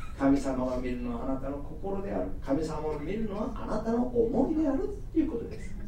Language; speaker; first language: Japanese; non-native, fluent; Korean